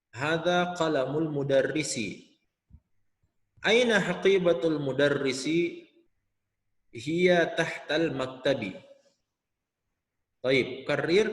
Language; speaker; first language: Arabic; non-native, fluent; Indonesian